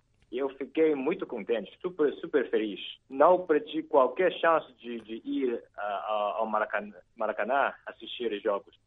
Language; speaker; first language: Portuguese; non-native, fluent; Chinese